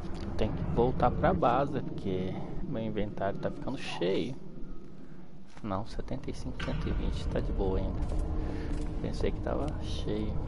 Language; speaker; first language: Portuguese; native; Portuguese